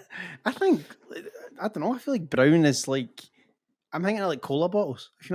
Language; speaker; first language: English; native; English